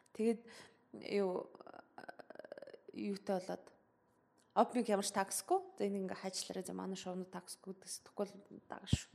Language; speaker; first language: Mongolian; early bilingual, heritage; Mongolian